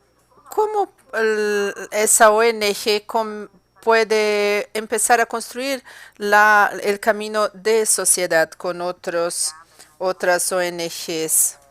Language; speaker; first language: Spanish; non-native, fluent; Portuguese